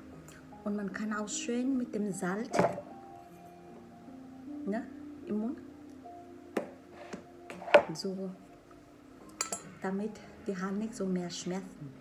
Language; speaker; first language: German; non-native, learner; Vietnamese